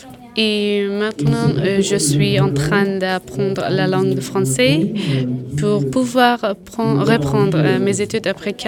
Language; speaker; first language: French; non-native, learner; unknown